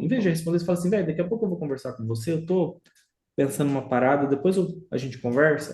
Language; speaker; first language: Portuguese; native; Portuguese